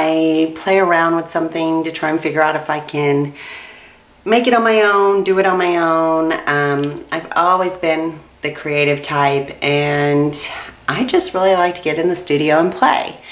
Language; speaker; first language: English; native; English